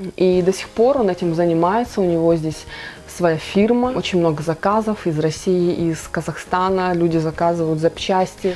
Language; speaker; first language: Russian; native; Russian